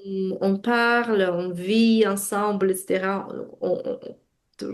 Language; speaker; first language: French; non-native, fluent; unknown